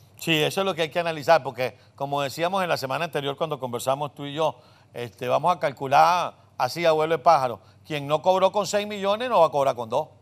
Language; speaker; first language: Spanish; native; Spanish